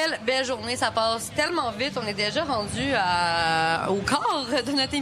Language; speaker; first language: French; native; French